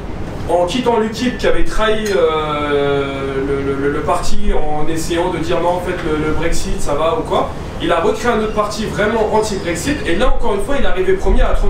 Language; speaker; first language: French; native; French